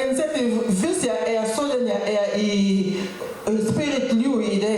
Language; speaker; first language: Danish; non-native, learner; French